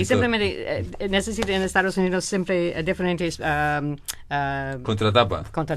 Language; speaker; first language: Spanish; non-native, fluent; English